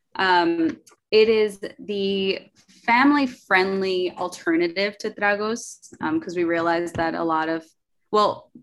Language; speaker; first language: English; early bilingual, other home language; Spanish